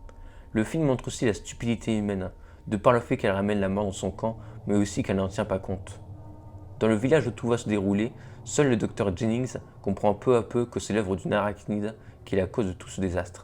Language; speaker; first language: French; native; French